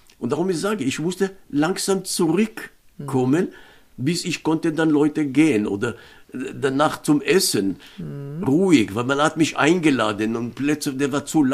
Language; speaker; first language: German; non-native, fluent; Hebrew